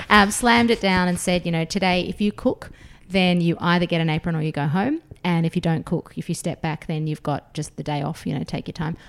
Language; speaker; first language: English; early bilingual, other home language; Russian